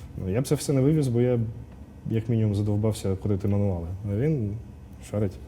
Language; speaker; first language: Ukrainian; non-native, local second language; Russian